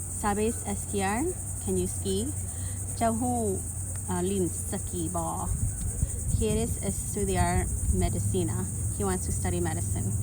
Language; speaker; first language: Spanish; non-native, learner; Lao